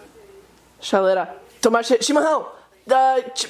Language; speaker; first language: Portuguese; non-native, fluent; English